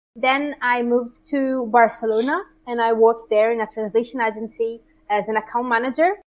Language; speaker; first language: English; non-native, fluent; Italian